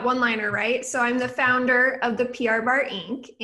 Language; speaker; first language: English; native; English